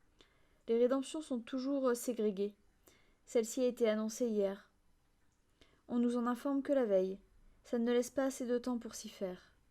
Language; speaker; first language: French; native; French